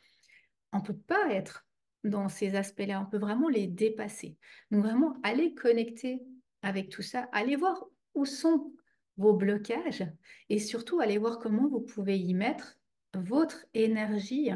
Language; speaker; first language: French; native; French